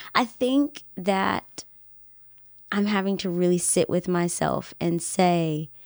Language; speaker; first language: English; native; English